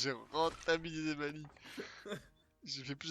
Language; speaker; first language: French; native; French